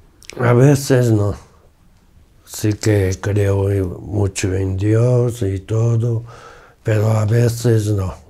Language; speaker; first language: Spanish; non-native, fluent; Portuguese